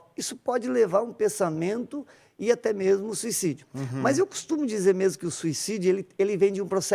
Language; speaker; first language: Portuguese; native; Portuguese